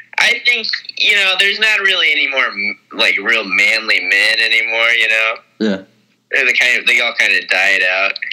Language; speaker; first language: English; native; English